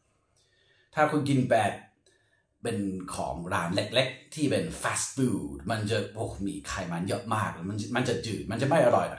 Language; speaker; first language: Thai; non-native, fluent; English